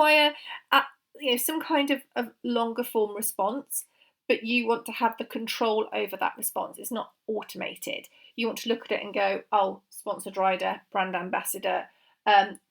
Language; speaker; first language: English; native; English